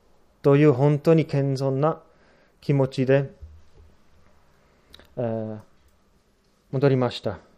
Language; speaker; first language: Japanese; non-native, fluent; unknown